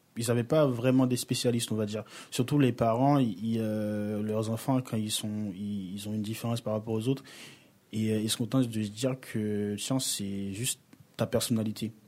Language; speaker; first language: French; early bilingual, other home language; Haitian Creole